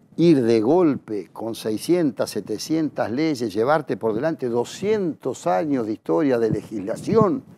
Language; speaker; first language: Spanish; native; Spanish